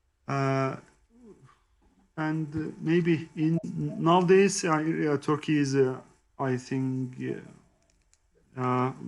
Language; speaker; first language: English; non-native, learner; Turkish